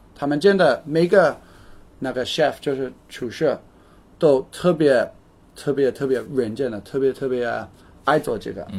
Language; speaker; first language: Chinese; non-native, fluent; English